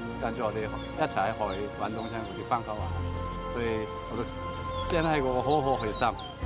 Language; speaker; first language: Cantonese; non-native, learner; Korean